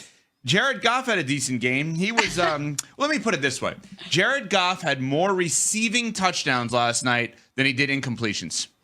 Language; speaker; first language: English; native; English